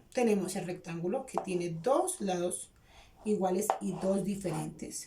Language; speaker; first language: Spanish; native; Spanish